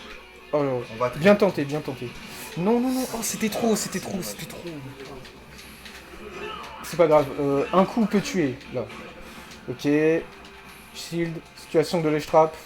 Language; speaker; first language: French; native; French